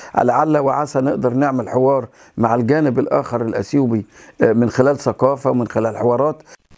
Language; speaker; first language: Arabic; native; Arabic